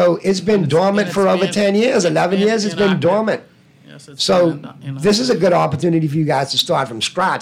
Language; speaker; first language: English; native; English